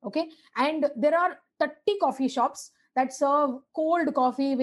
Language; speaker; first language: English; non-native, local second language; Tamil